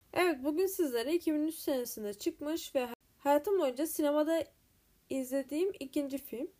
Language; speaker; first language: Turkish; native; Turkish